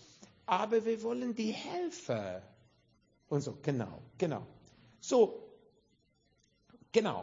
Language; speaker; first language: German; non-native, fluent; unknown